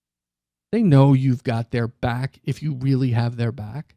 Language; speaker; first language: English; native; English